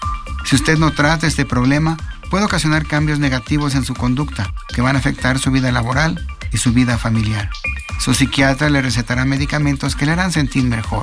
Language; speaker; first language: Spanish; native; Spanish